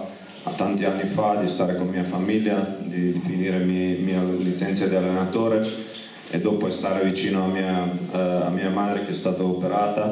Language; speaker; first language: Italian; non-native, fluent; Croatian